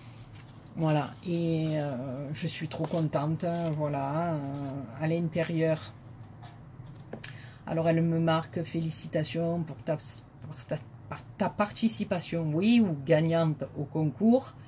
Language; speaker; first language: French; native; French